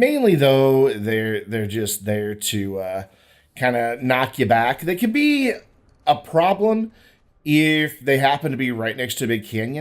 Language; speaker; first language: English; native; English